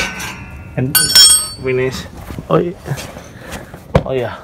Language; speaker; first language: English; non-native, learner; Indonesian